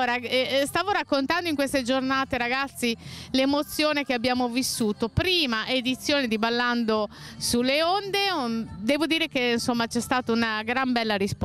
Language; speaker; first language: Italian; native; Italian